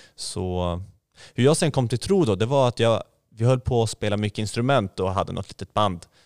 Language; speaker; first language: Swedish; native; Swedish